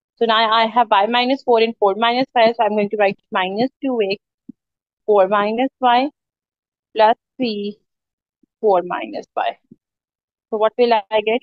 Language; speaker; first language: English; non-native, local second language; Urdu